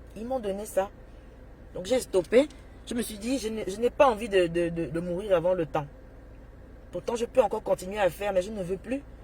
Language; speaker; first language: French; native; French